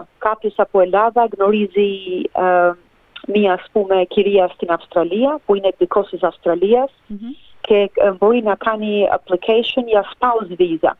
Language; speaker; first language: Greek; early bilingual, heritage; Greek